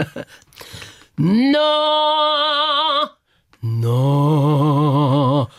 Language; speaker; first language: German; native; German